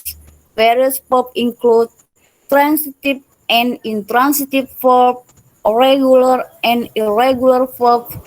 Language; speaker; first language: English; non-native, learner; Indonesian